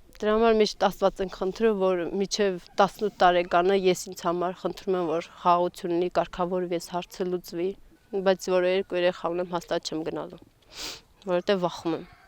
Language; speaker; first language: Armenian; native; Armenian